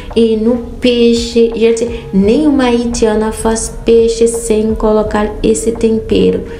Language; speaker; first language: Portuguese; non-native, fluent; Haitian Creole